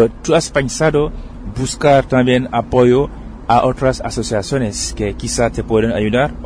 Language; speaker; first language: Spanish; non-native, fluent; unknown